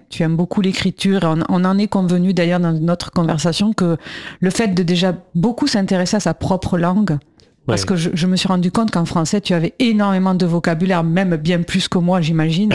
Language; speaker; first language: French; native; French